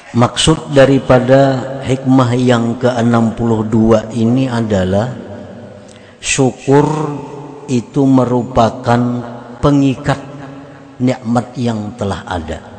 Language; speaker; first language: Indonesian; non-native, local second language; Banjar